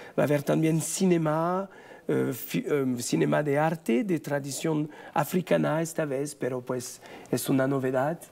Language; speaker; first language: Spanish; non-native, fluent; French